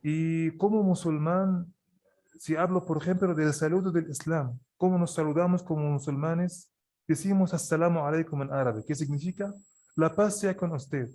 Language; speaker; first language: Spanish; non-native, fluent; Arabic